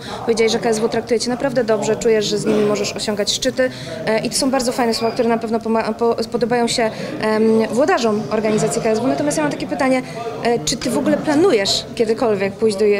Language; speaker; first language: Polish; native; Polish